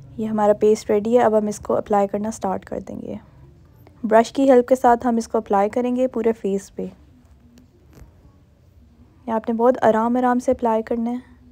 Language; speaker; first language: Hindi; native; Hindi